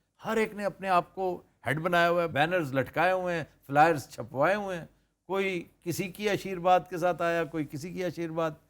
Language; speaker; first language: Urdu; non-native, local second language; Punjabi